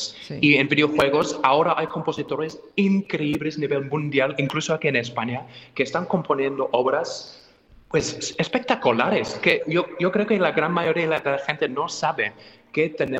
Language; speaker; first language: Spanish; non-native, fluent; English